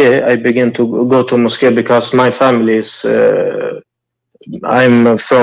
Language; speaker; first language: English; non-native, learner; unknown